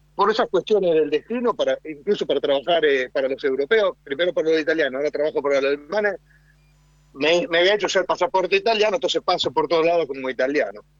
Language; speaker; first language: Spanish; native; Spanish